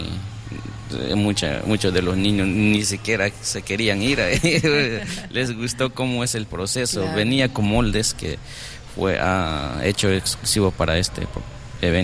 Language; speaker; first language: Spanish; non-native, local second language; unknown